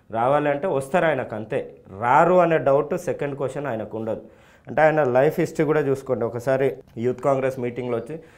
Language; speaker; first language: Telugu; native; Telugu